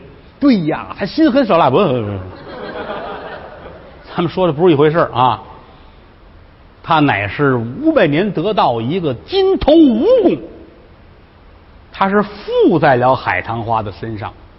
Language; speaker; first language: Chinese; native; Chinese